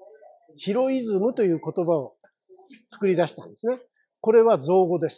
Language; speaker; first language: Japanese; native; Japanese